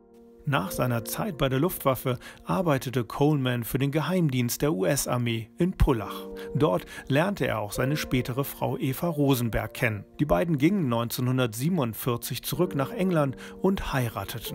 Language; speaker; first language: German; native; German